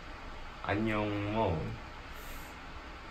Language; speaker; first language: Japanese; non-native, learner; Korean